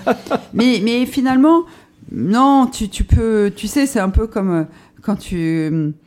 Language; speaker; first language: French; native; French